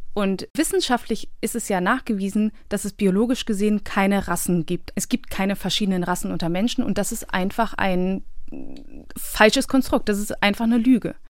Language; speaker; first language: German; early bilingual, other home language; Bosnian